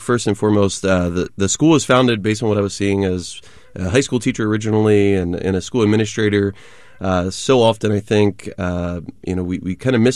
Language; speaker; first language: English; native; English